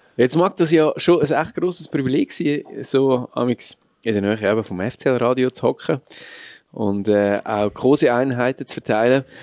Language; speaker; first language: German; native; German